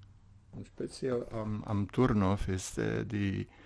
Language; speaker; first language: German; non-native, fluent; Czech